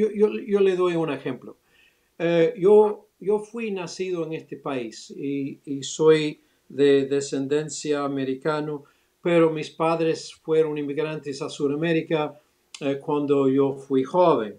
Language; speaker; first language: Spanish; early bilingual, other home language; English